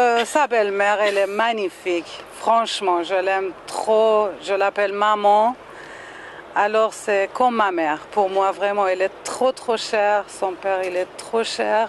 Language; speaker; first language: French; non-native, learner; Persian